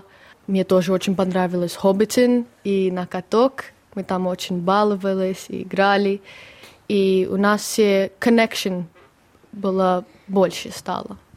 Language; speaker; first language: Russian; early bilingual, heritage; Russian